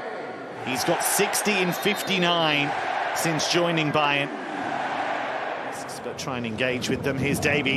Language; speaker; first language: English; native; English